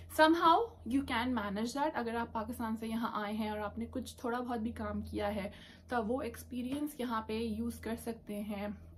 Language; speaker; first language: Urdu; native; Urdu